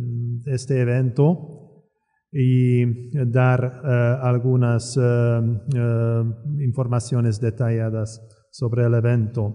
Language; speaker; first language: Spanish; non-native, fluent; Hungarian